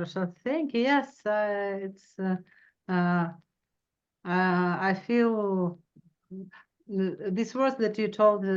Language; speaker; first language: English; non-native, learner; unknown